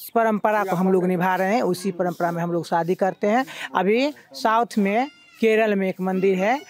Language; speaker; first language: Hindi; native; Hindi